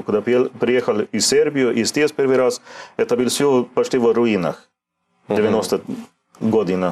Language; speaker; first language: Russian; non-native, learner; Swedish